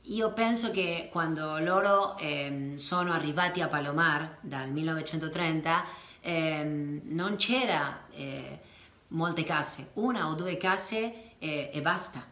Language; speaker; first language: Italian; non-native, learner; Spanish